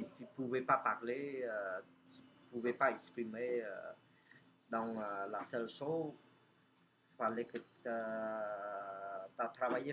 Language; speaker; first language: French; non-native, fluent; Khmer